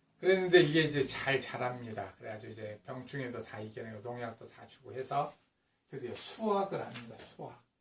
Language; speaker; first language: Korean; native; Korean